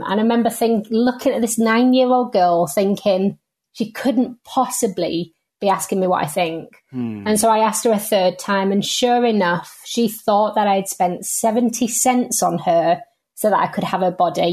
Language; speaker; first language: English; native; English